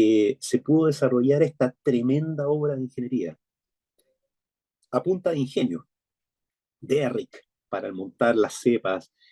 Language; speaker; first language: Spanish; native; Spanish